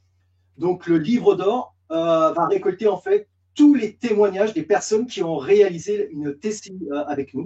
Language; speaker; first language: French; native; French